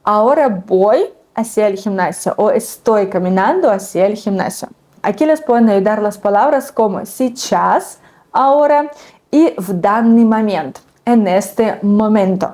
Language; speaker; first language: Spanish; non-native, fluent; Russian